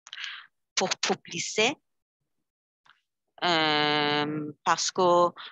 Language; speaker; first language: French; non-native, learner; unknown